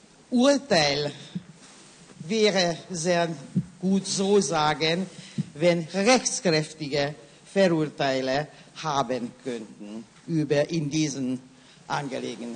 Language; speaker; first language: German; non-native, learner; Hungarian